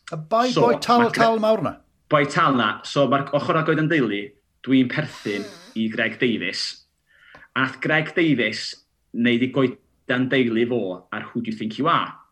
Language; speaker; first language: Welsh; native; Welsh